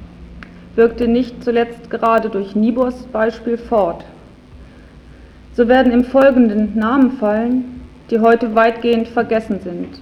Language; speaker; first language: German; native; German